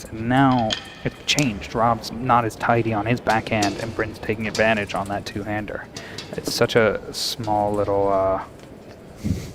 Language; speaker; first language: English; native; English